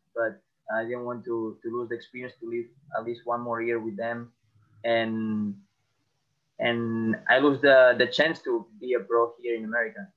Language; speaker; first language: English; non-native, fluent; Catalan